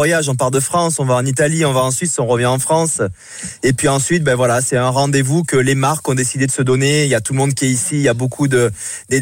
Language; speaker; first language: French; native; French